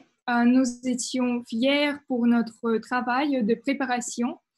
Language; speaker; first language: French; non-native, fluent; Russian